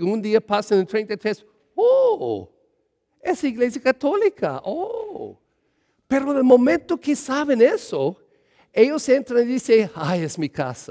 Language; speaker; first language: Spanish; early bilingual, heritage; English